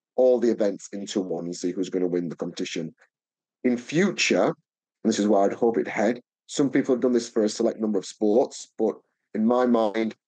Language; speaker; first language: English; native; English